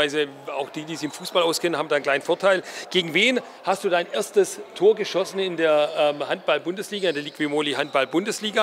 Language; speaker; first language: German; native; German